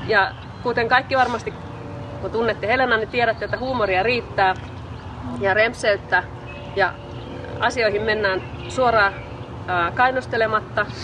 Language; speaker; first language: Finnish; native; Finnish